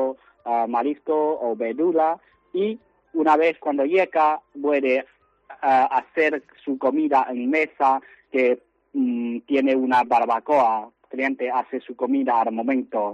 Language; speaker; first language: Spanish; non-native, learner; Chinese